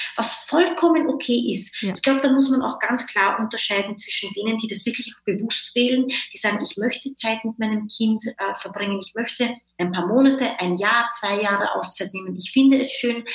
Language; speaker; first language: German; native; German